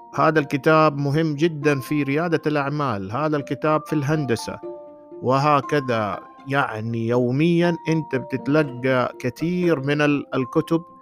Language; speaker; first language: Arabic; native; Arabic